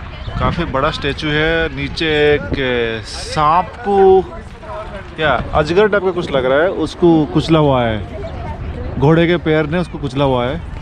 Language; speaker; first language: Hindi; non-native, local second language; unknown